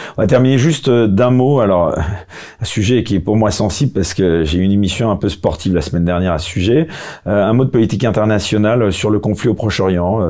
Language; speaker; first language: French; native; French